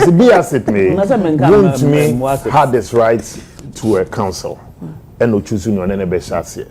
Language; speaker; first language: English; non-native, local second language; Akan